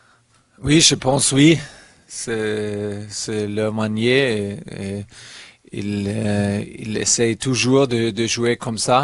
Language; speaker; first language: French; non-native, fluent; German